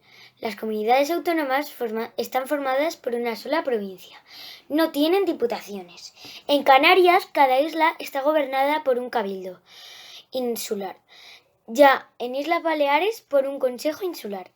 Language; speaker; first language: Spanish; native; Spanish